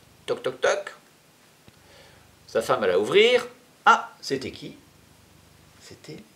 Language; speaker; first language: French; native; French